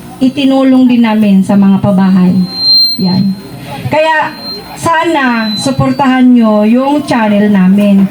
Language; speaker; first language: Filipino; non-native, local second language; Iloko